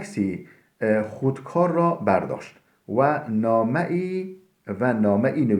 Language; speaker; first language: Persian; non-native, fluent; Turkish